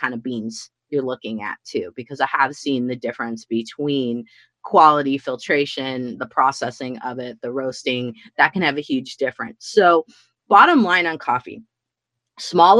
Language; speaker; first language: English; native; English